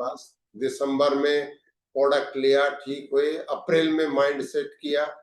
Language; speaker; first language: Hindi; native; Hindi